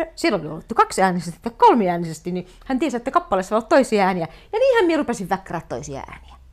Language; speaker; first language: Finnish; native; Finnish